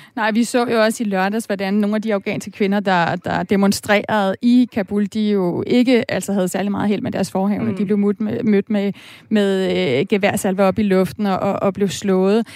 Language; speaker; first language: Danish; native; Danish